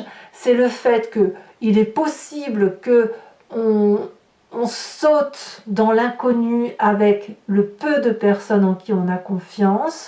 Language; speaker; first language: French; native; French